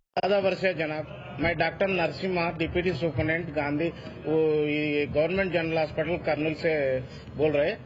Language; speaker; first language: Hindi; non-native, local second language; Telugu